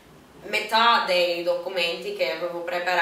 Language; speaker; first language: Italian; non-native, fluent; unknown